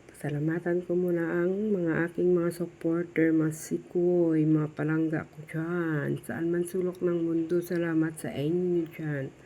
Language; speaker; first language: Filipino; non-native, local second language; Hiligaynon